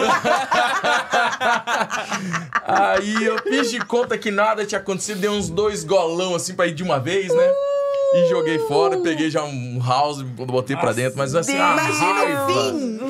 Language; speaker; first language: Portuguese; native; Portuguese